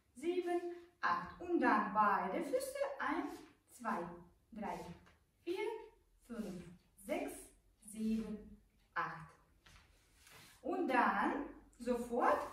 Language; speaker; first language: German; non-native, learner; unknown